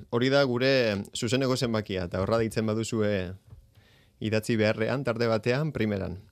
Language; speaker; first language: Basque; native; Basque